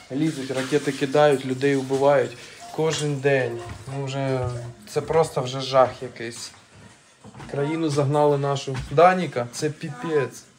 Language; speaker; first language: Ukrainian; non-native, local second language; Russian